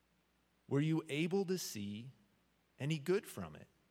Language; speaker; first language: English; native; English